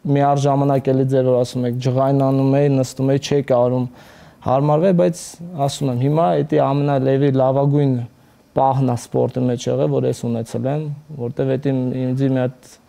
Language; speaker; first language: Armenian; early bilingual, heritage; Armenian